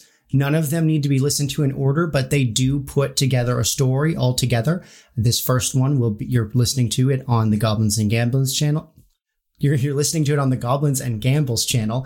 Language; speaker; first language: English; native; English